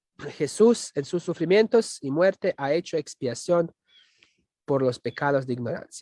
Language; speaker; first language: Spanish; non-native, fluent; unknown